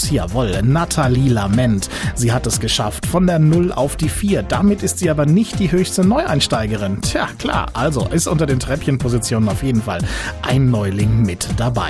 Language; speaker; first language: German; native; German